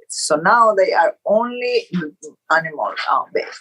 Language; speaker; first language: English; non-native, fluent; Portuguese